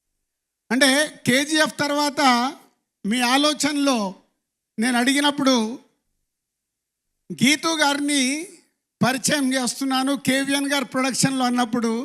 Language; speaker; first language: Telugu; native; Telugu